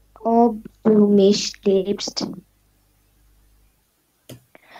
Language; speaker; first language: German; non-native, learner; Bangla